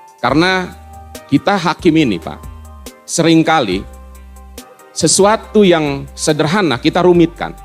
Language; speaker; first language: Indonesian; native; Indonesian